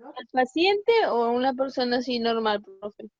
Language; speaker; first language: Spanish; native; Spanish